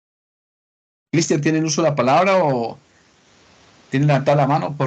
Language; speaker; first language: Spanish; native; Spanish